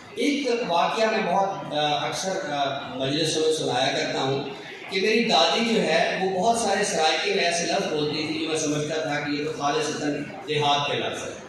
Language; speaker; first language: Urdu; non-native, local second language; Saraiki